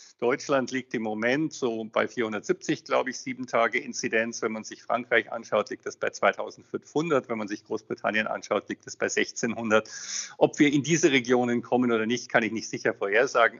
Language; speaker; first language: German; native; German